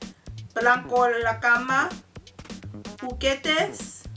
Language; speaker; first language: Spanish; non-native, learner; English